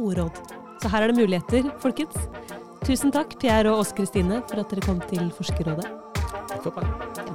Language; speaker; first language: Norwegian; native; Norwegian